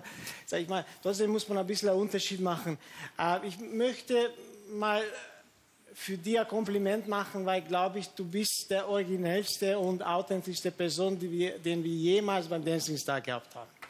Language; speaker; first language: German; non-native, fluent; Hungarian